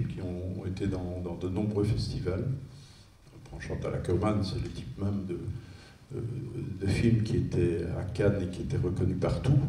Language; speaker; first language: French; native; French